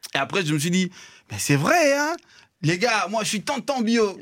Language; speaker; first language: French; non-native, local second language; Lingala